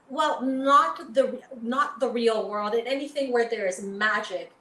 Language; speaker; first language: English; early bilingual, other home language; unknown